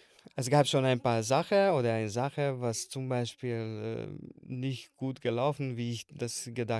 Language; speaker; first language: German; non-native, learner; Hungarian